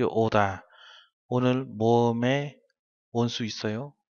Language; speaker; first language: Korean; non-native, fluent; Vietnamese